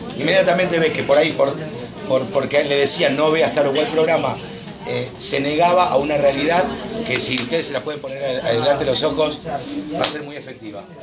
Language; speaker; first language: Spanish; native; Spanish